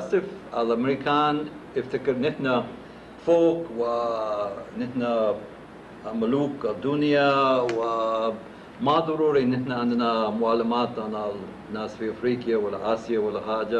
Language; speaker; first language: Arabic; non-native, fluent; English